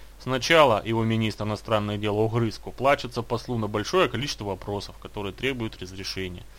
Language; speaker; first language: Russian; native; Russian